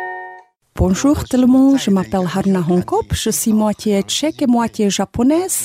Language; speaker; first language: French; non-native, fluent; Czech